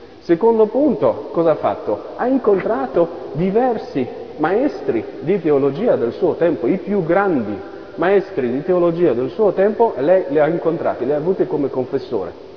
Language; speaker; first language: Italian; non-native, fluent; French